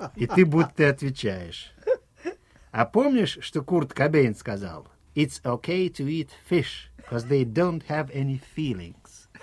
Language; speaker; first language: Russian; native; Russian